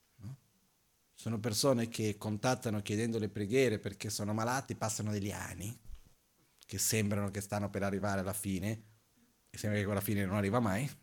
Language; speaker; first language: Italian; non-native, fluent; Portuguese